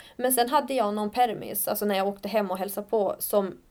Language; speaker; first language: Swedish; native; Swedish